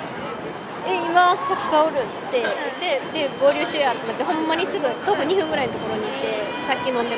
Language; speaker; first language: Japanese; native; Japanese